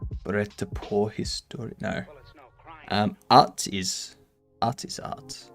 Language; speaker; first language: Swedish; non-native, learner; English